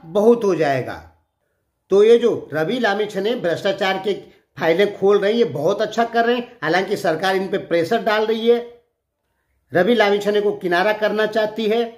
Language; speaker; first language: Hindi; native; Hindi